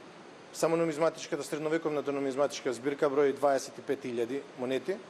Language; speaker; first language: Macedonian; native; Macedonian